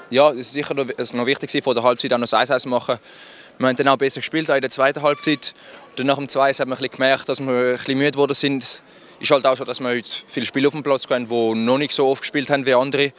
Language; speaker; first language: German; native; German